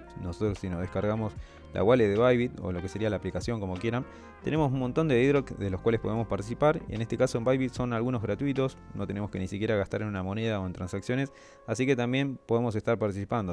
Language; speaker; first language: Spanish; native; Spanish